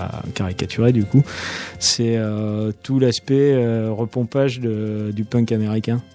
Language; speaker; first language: French; native; French